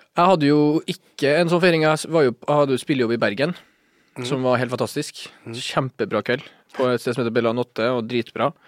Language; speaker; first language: Norwegian; native; Norwegian